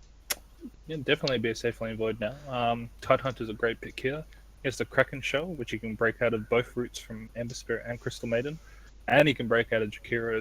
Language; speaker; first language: English; native; English